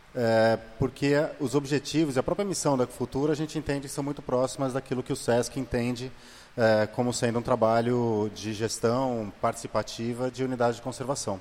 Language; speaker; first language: Portuguese; native; Portuguese